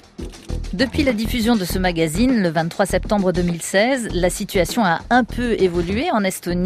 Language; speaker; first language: French; native; French